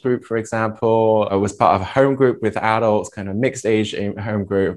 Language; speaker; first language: English; native; English